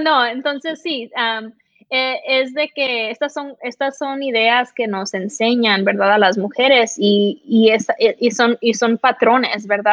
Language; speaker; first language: Spanish; early bilingual, heritage; Spanish